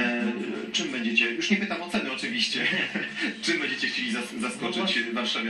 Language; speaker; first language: Polish; native; Polish